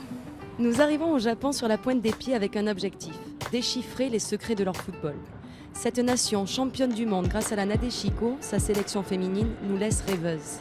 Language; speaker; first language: French; native; French